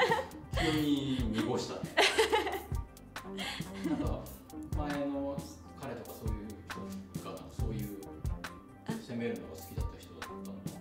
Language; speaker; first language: Japanese; native; Japanese